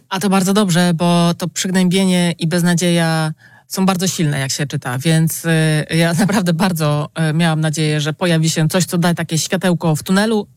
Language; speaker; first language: Polish; native; Polish